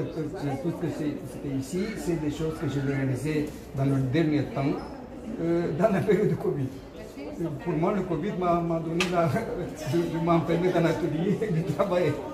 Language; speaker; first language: French; non-native, fluent; Romanian